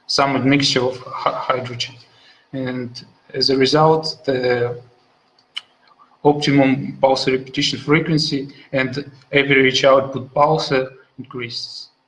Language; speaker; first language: English; non-native, fluent; Russian